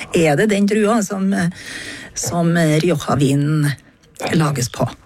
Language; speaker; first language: Norwegian; native; Norwegian